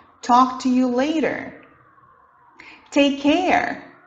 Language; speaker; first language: English; non-native, fluent; Portuguese